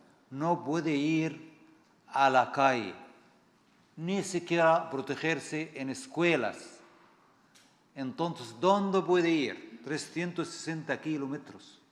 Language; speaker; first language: Spanish; non-native, fluent; Arabic